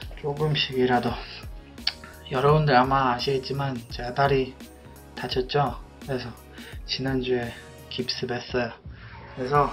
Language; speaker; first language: Korean; non-native, fluent; Polish